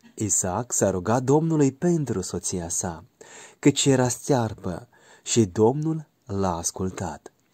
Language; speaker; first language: Romanian; native; Romanian